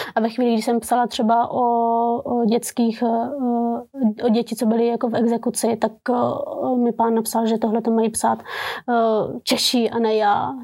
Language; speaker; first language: Czech; early bilingual, other home language; Persian